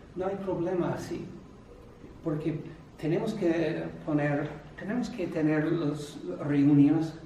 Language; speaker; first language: Spanish; non-native, fluent; English